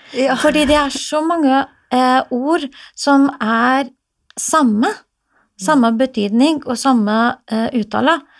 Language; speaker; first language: Norwegian; non-native, fluent; Assyrian Neo-Aramaic